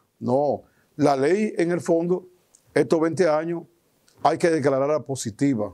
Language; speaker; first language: Spanish; native; Spanish